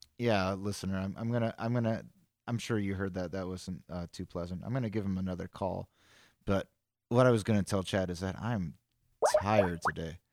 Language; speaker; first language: English; native; English